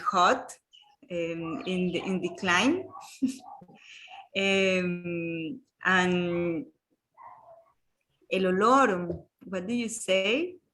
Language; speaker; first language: English; non-native, learner; Spanish